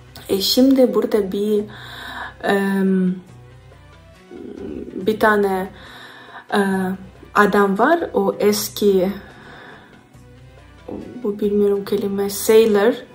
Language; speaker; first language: Turkish; non-native, learner; Ukrainian